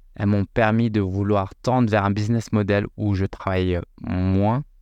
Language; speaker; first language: French; native; French